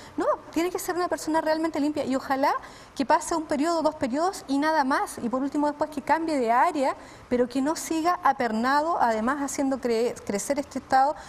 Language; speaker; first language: Spanish; native; Spanish